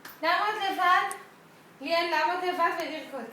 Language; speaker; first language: Hebrew; native; Hebrew